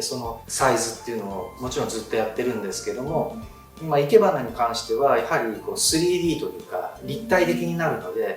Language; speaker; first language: Japanese; native; Japanese